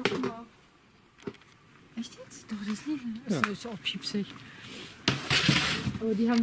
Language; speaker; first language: German; native; German